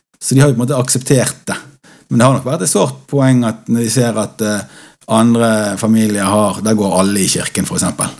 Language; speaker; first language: Norwegian; native; Norwegian